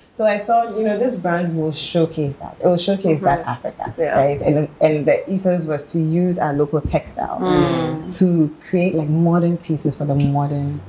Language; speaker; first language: English; non-native, local second language; Ga